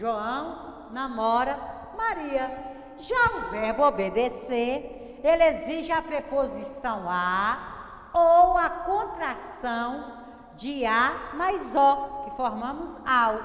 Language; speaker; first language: Portuguese; native; Portuguese